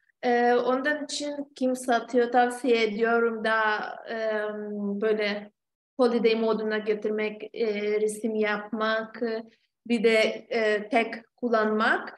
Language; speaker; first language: Turkish; non-native, fluent; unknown